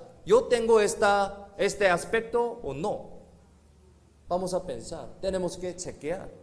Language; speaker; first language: Spanish; non-native, learner; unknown